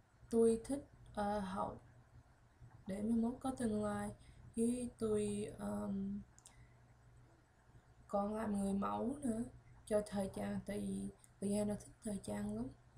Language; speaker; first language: Vietnamese; early bilingual, heritage; Vietnamese